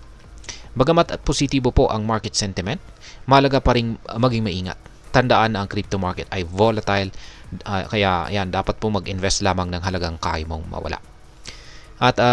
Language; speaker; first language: Filipino; native; Filipino